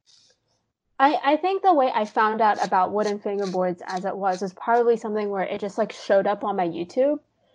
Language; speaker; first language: English; non-native, local second language; Cantonese